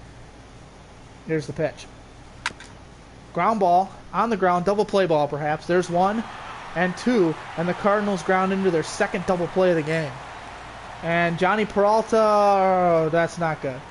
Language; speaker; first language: English; native; English